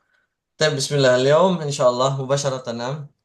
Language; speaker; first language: Arabic; non-native, fluent; Indonesian